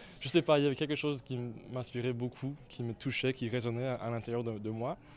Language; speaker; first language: French; non-native, local second language; English